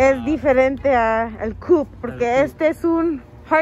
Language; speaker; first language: Spanish; early bilingual, heritage; Spanish